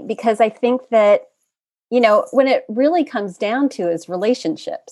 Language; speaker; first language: English; native; English